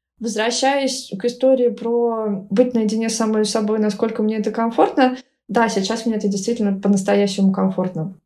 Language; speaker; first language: Russian; native; Russian